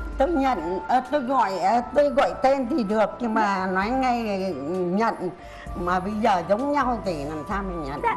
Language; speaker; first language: Vietnamese; early bilingual, heritage; Vietnamese